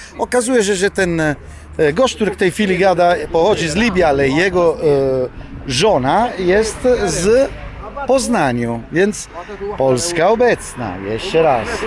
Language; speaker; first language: Polish; non-native, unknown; Italian